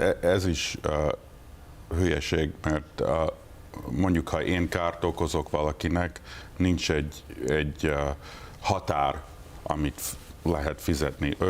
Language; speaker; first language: Hungarian; early bilingual, heritage; English